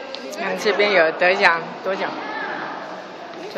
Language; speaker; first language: Chinese; native; Chinese